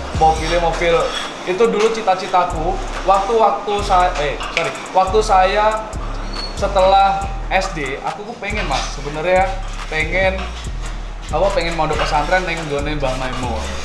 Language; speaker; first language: Indonesian; non-native, local second language; Javanese